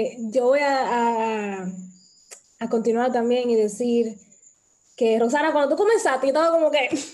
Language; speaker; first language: Spanish; early bilingual, heritage; Spanish